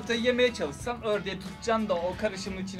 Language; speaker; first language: Turkish; native; Turkish